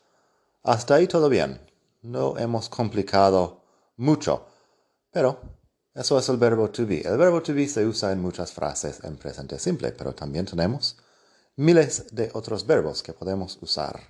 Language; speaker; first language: Spanish; non-native, fluent; English